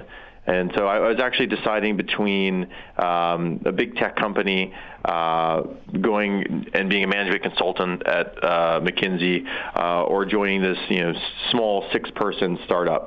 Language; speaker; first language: English; native; English